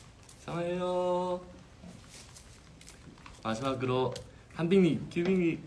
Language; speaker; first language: Korean; non-native, fluent; Chinese